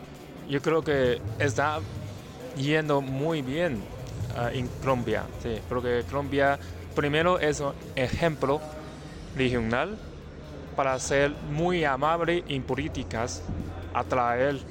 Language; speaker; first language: Spanish; non-native, learner; Chinese